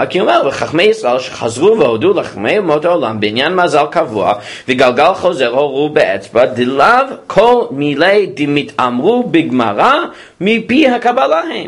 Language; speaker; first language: Hebrew; non-native, fluent; English